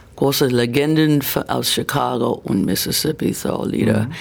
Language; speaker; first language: German; non-native, learner; English